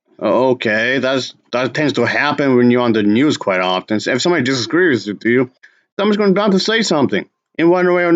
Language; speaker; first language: English; native; English